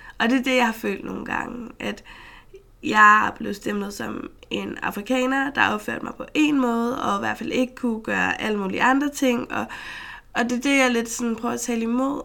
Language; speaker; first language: Danish; native; Danish